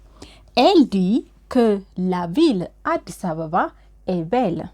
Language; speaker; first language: French; non-native, fluent; Amharic